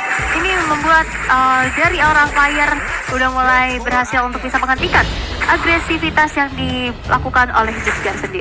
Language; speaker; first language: Indonesian; native; Indonesian